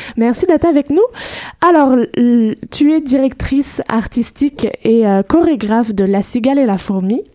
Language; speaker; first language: French; native; French